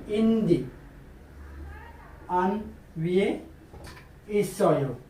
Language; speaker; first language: Korean; non-native, learner; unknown